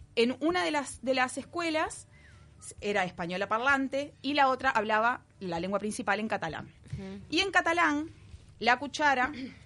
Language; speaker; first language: Spanish; native; Spanish